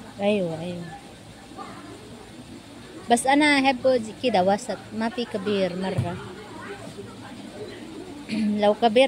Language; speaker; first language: Arabic; non-native, learner; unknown